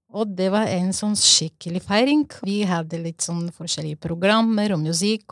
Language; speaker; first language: Norwegian; non-native, fluent; Bulgarian